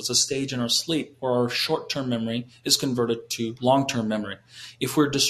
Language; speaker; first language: English; native; English